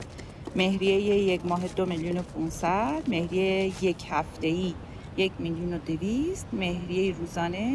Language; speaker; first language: Persian; native; Persian